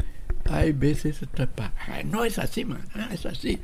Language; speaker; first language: Spanish; non-native, local second language; English